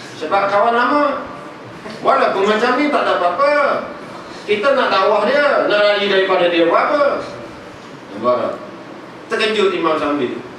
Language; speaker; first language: Malay; non-native, local second language; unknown